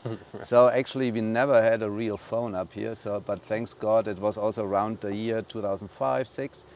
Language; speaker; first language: English; non-native, fluent; German